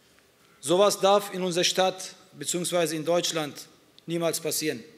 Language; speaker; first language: German; early bilingual, other home language; Turkish